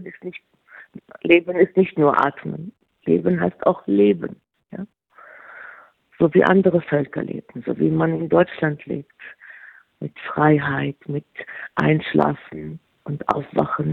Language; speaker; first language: German; non-native, fluent; Arabic